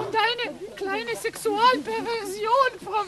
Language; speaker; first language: German; non-native, learner; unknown